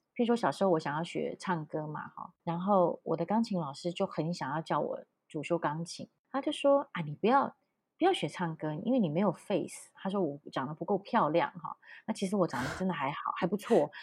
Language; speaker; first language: Chinese; native; Chinese